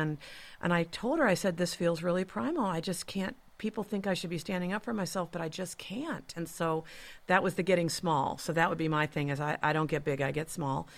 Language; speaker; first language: English; native; English